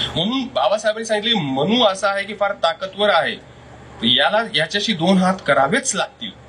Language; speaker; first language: Marathi; non-native, local second language; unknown